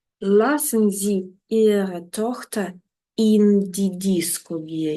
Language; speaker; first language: German; non-native, fluent; Ukrainian